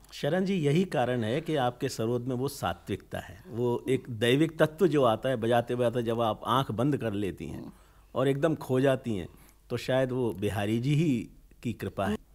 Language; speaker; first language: Hindi; native; Hindi